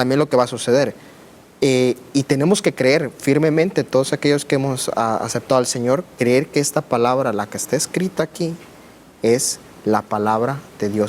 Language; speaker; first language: Spanish; native; Spanish